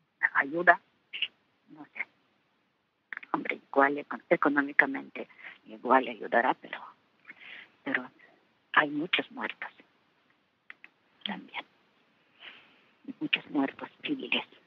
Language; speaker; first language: Spanish; non-native, learner; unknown